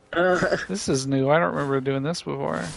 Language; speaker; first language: English; native; English